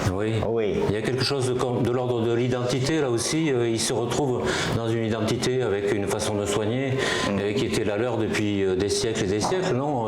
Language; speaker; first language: French; native; French